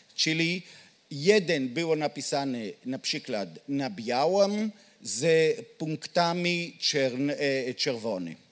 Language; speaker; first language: Polish; non-native, learner; Hebrew